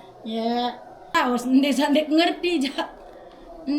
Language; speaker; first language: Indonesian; non-native, local second language; Sasak